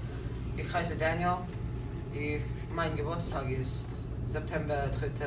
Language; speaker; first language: German; non-native, learner; English